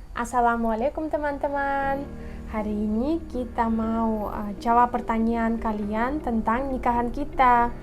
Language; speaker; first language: Indonesian; non-native, fluent; Russian